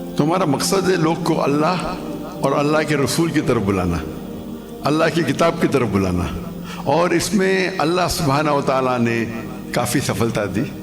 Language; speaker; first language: Urdu; non-native, local second language; Konkani